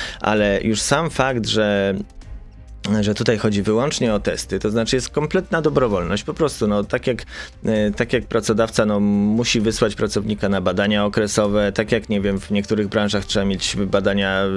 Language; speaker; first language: Polish; native; Polish